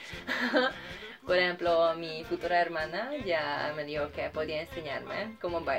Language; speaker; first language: Spanish; non-native, fluent; Hungarian